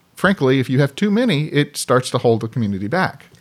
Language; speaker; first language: English; native; English